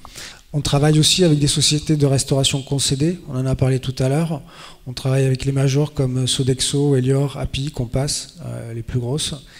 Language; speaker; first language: French; native; French